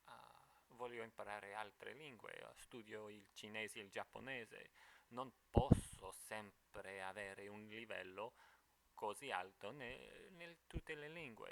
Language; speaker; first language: Italian; non-native, fluent; English